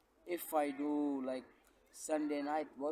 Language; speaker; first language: English; non-native, local second language; Punjabi